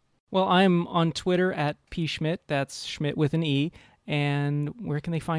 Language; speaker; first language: English; native; English